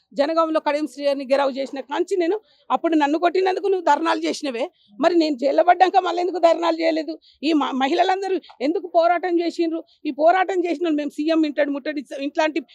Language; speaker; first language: Telugu; native; Telugu